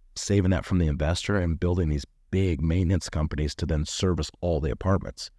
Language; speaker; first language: English; native; English